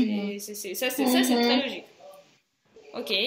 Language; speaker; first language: French; non-native, fluent; Russian